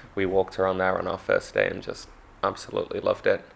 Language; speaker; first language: English; native; English